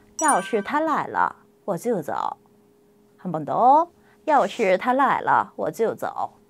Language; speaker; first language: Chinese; non-native, fluent; Korean